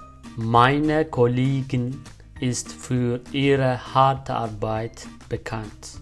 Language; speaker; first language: German; non-native, fluent; Amharic